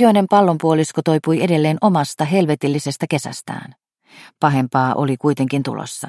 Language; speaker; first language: Finnish; native; Finnish